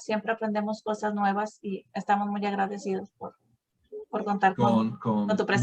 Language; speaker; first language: Spanish; native; Spanish